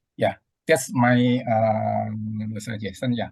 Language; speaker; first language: English; non-native, learner; Indonesian